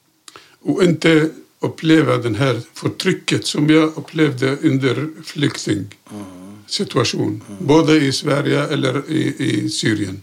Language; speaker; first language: Swedish; non-native, fluent; Arabic